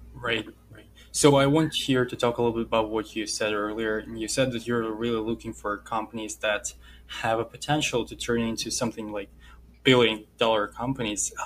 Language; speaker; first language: English; non-native, fluent; Russian